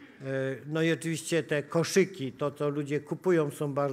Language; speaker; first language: Polish; native; Polish